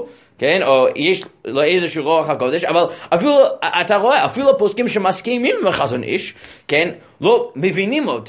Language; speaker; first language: Hebrew; non-native, fluent; English